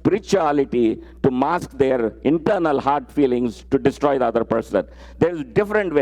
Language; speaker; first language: English; non-native, local second language; Telugu